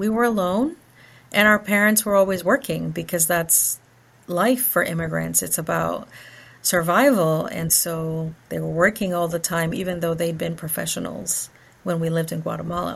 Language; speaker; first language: English; early bilingual, other home language; Spanish